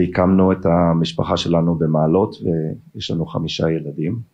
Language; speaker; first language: Hebrew; early bilingual, other home language; German